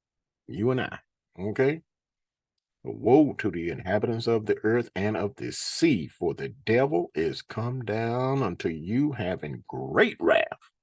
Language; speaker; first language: English; native; English